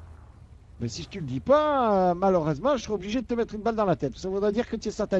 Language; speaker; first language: French; native; French